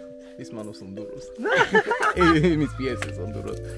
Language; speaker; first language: Spanish; non-native, learner; English